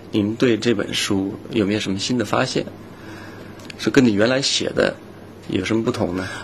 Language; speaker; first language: Chinese; non-native, fluent; English